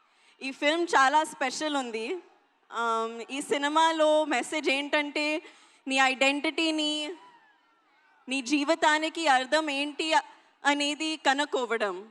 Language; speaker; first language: Telugu; non-native, learner; Hindi